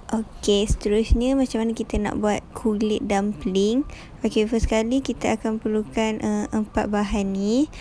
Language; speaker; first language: Malay; native; Malay